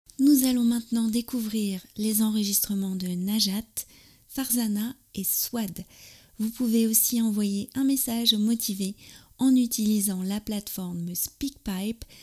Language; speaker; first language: French; native; French